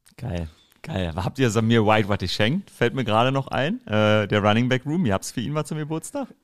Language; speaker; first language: German; native; German